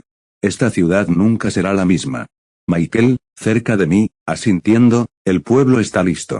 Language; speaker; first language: Spanish; native; Spanish